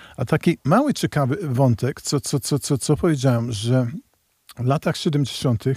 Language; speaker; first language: Polish; early bilingual, heritage; Polish